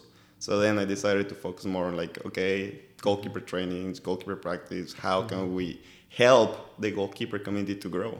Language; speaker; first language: English; non-native, fluent; Spanish